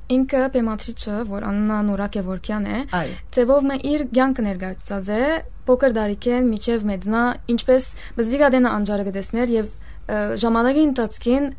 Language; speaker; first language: Armenian; early bilingual, heritage; Armenian